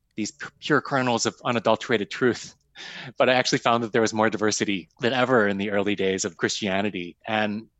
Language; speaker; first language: English; native; English